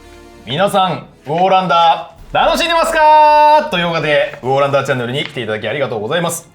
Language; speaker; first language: Japanese; native; Japanese